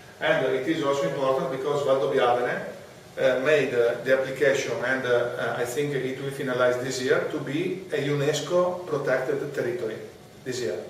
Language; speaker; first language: English; non-native, fluent; Italian